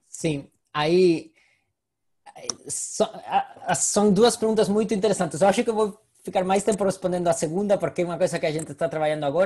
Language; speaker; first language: Portuguese; non-native, fluent; Spanish